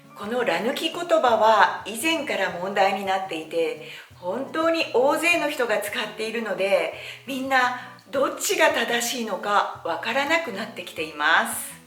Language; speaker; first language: Japanese; native; Japanese